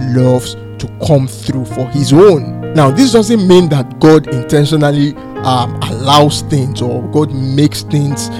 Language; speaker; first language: English; non-native, local second language; Yoruba